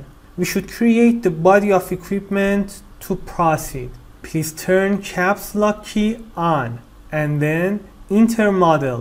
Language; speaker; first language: English; non-native, fluent; Persian